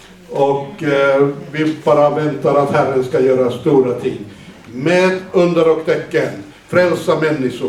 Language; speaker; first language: Swedish; non-native, fluent; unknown